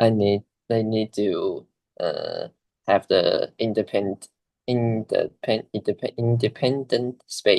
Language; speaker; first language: English; non-native, learner; Chinese